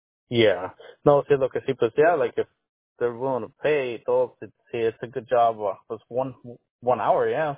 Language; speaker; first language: English; early bilingual, other home language; Spanish